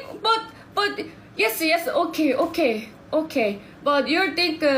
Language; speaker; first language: English; non-native, learner; Korean